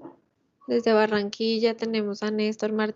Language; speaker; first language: Spanish; native; Spanish